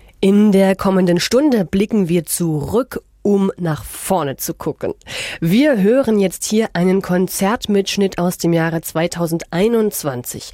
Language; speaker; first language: German; native; German